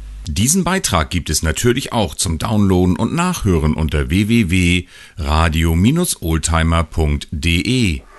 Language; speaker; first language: German; native; German